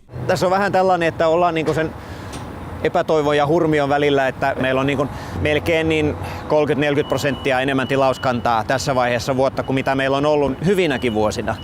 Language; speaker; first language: Finnish; native; Finnish